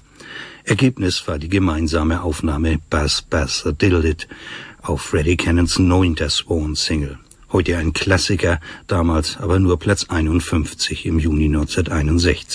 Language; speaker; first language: German; native; German